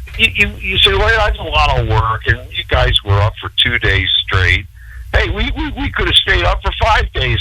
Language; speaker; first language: English; native; English